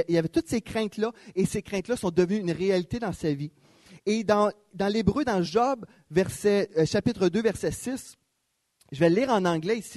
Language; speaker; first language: French; native; French